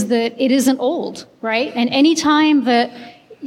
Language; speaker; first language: English; non-native, local second language; Hindi